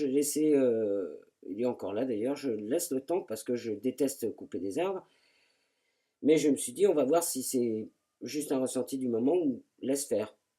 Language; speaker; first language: French; native; French